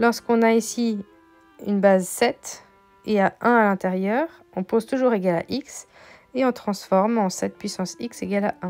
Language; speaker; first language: French; native; French